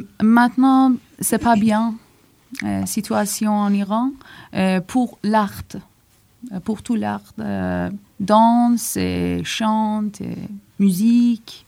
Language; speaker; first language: French; non-native, learner; Persian